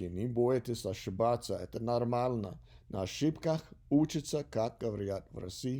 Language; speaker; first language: Russian; non-native, learner; English